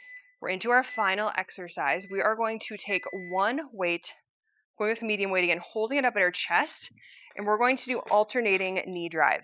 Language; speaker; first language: English; native; English